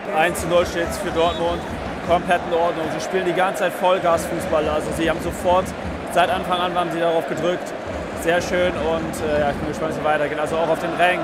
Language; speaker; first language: German; native; German